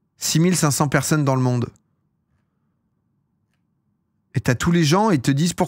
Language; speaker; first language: French; native; French